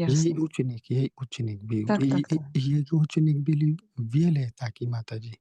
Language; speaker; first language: Polish; non-native, learner; Hindi